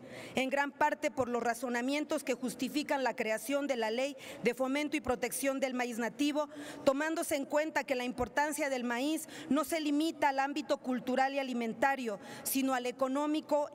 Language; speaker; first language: Spanish; native; Spanish